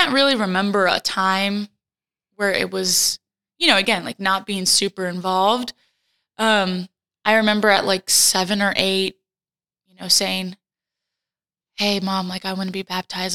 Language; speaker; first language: English; native; English